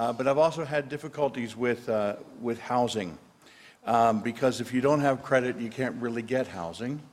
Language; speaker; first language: English; native; English